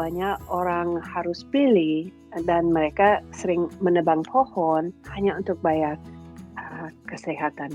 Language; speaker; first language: Indonesian; non-native, fluent; English